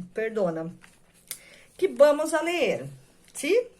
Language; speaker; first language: Spanish; non-native, fluent; Portuguese